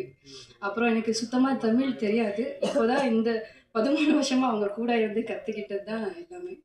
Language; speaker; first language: Tamil; non-native, fluent; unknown